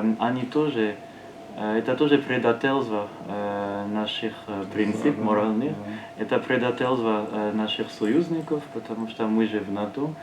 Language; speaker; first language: Russian; non-native, learner; French